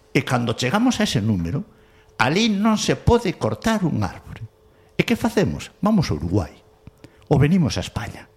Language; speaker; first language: Galician; non-native, local second language; Spanish